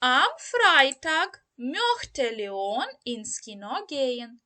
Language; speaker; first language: German; non-native, learner; Ukrainian